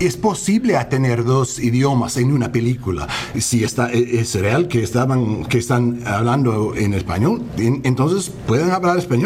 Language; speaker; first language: Spanish; non-native, learner; English